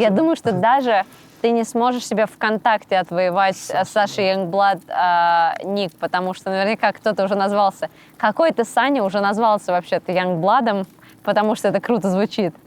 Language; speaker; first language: Russian; native; Russian